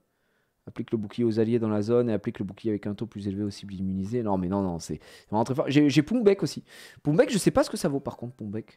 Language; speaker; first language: French; native; French